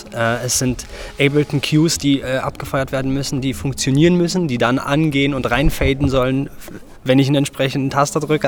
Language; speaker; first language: German; native; German